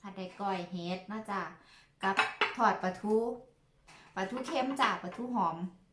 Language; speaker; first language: Thai; native; Thai